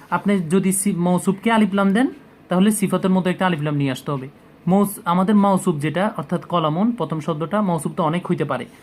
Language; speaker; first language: Bangla; native; Bangla